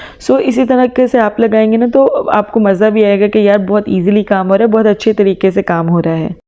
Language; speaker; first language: Urdu; native; Urdu